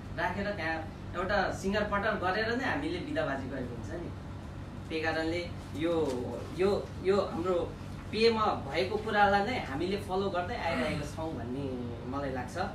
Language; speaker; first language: Nepali; non-native, local second language; Gurung